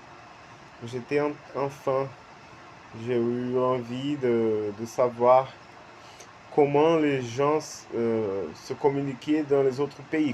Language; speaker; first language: French; non-native, learner; Portuguese